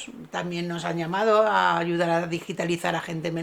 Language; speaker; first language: Spanish; native; Spanish